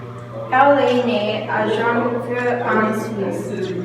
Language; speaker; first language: French; non-native, learner; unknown